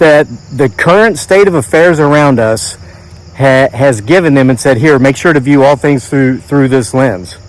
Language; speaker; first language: English; native; English